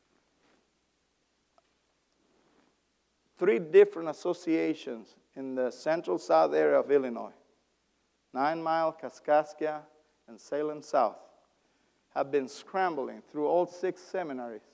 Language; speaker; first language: English; non-native, fluent; Spanish